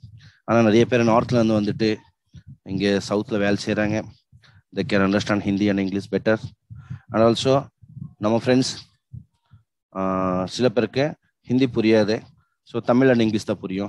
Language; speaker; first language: Tamil; non-native, local second language; Hindi